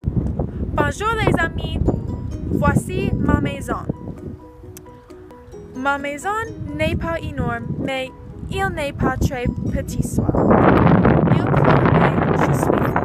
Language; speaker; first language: French; non-native, learner; English